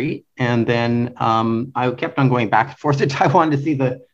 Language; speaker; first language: English; native; English